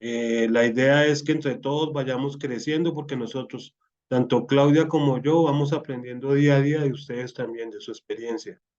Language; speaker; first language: Spanish; native; Spanish